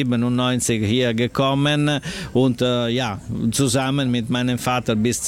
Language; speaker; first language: German; non-native, learner; Italian